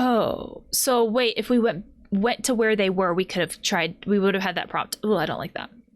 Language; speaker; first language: English; native; English